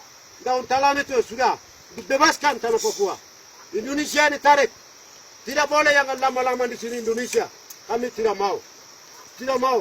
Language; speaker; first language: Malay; non-native, local second language; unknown